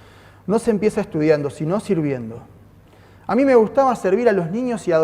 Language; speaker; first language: Spanish; native; Spanish